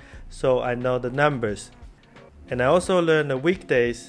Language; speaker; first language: English; non-native, fluent; Chinese